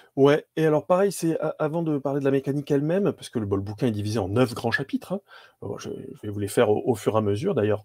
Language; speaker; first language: French; native; French